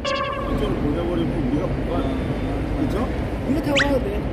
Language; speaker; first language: Korean; native; Korean